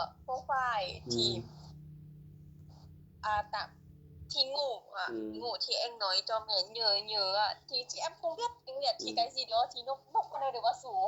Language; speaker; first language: Vietnamese; early bilingual, heritage; Lao